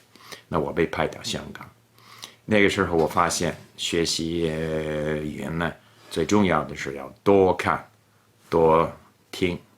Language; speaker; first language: Chinese; non-native, fluent; English